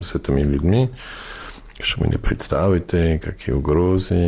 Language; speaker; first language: Russian; non-native, fluent; English